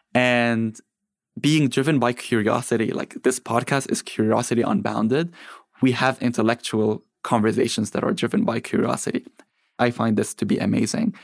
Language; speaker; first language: English; non-native, fluent; Arabic